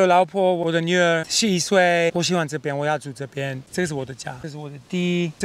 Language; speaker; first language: Chinese; non-native, fluent; English